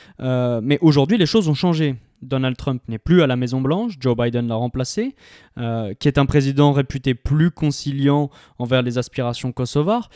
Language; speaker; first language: French; native; French